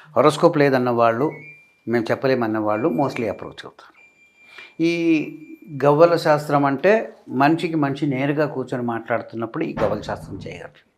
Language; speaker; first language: Telugu; non-native, fluent; Malayalam